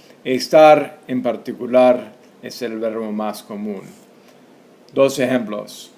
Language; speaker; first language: Spanish; non-native, fluent; English